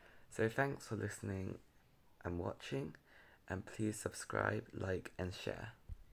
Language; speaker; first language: English; native; English